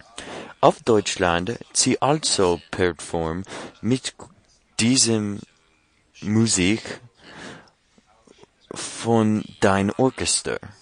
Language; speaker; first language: German; non-native, learner; English